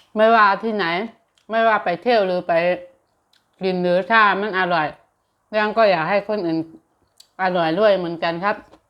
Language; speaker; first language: Thai; non-native, fluent; Shan